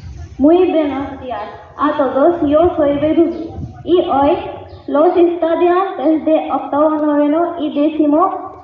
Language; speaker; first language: Spanish; non-native, learner; Marathi